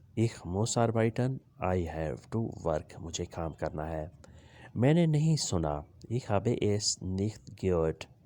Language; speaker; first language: Urdu; native; Urdu